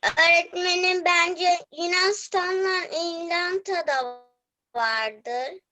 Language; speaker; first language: Turkish; early bilingual, heritage; Turkish